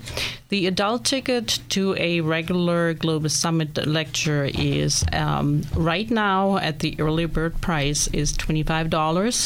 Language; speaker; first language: English; non-native, fluent; German